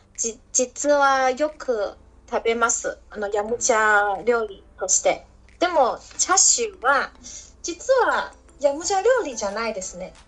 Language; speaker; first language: Japanese; non-native, learner; Chinese